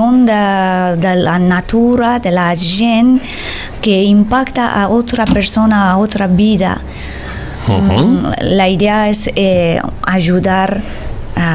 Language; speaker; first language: Spanish; non-native, learner; Persian